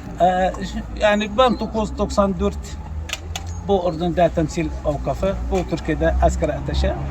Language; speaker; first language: Turkish; non-native, learner; Arabic